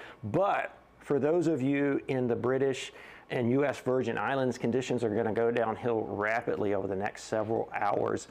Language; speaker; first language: English; native; English